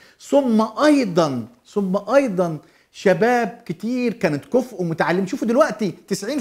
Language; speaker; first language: Arabic; native; Arabic